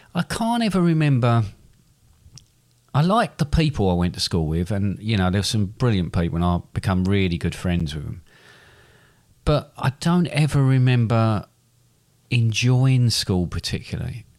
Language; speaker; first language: English; native; English